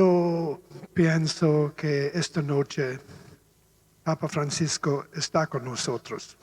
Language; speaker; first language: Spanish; non-native, learner; Italian